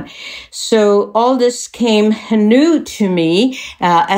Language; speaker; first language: English; non-native, fluent; Czech